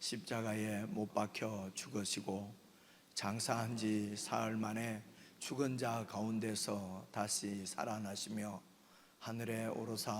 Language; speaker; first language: Korean; native; Korean